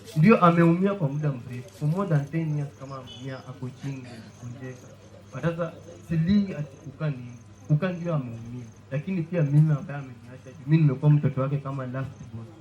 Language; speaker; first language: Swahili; non-native, local second language; Luyia